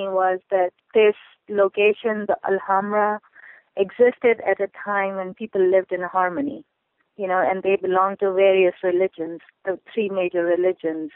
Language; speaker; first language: English; non-native, local second language; Urdu